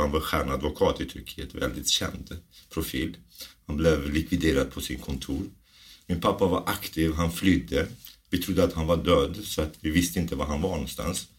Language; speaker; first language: Swedish; non-native, fluent; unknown